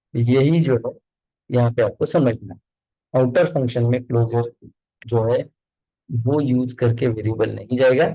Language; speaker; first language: Hindi; non-native, local second language; Marathi